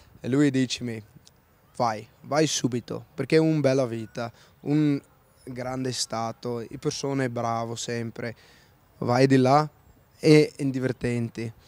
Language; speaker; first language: Italian; non-native, learner; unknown